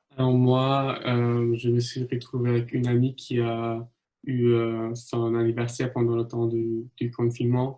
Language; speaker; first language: French; non-native, fluent; German